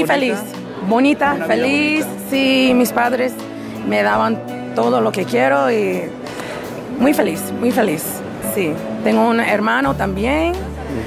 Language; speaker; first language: Spanish; non-native, learner; English